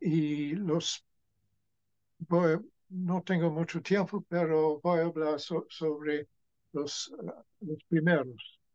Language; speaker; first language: Spanish; non-native, fluent; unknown